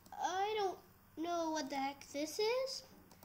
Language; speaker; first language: English; native; English